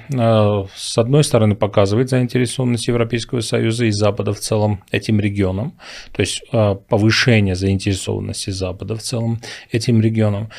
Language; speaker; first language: Russian; non-native, local second language; Armenian